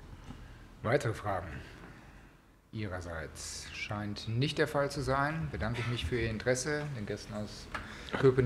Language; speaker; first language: German; native; German